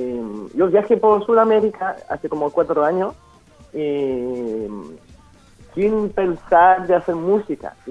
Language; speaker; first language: Spanish; non-native, fluent; French